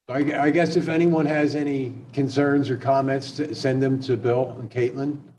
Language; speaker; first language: English; native; English